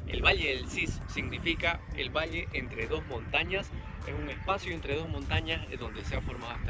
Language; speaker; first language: Spanish; native; Spanish